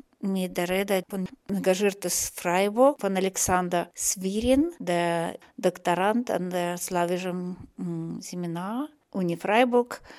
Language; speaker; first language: German; non-native, fluent; Russian